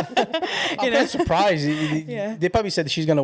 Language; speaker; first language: English; native; English